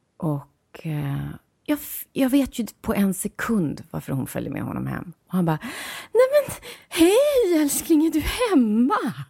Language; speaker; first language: Swedish; native; Swedish